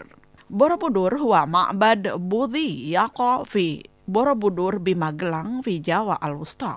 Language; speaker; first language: Arabic; non-native, fluent; Indonesian